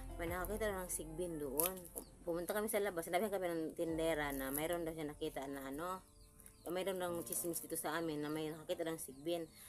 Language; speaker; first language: Filipino; non-native, local second language; Cebuano